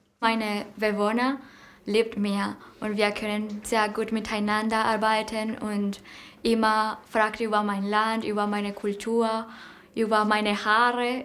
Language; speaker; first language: German; non-native, learner; Spanish